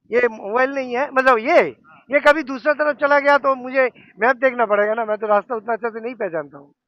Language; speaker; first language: Hindi; non-native, local second language; Bangla